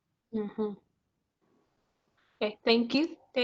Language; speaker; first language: English; native; English